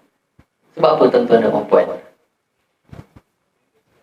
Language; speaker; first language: Malay; native; Malay